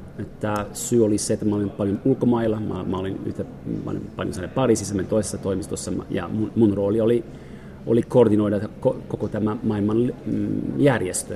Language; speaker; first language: Finnish; non-native, fluent; French